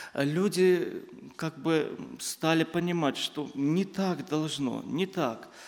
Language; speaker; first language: Russian; non-native, local second language; Azerbaijani